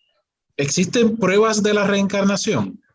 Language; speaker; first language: Spanish; native; Spanish